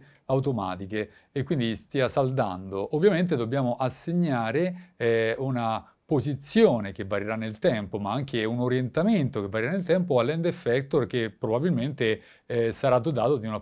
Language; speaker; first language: Italian; native; Italian